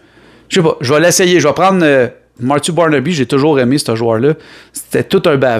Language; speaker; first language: French; native; French